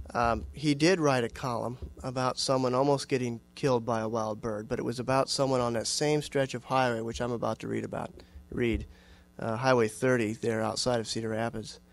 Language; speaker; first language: English; native; English